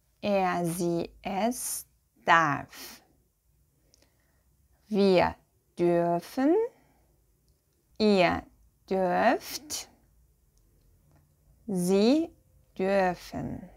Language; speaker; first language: German; non-native, fluent; Portuguese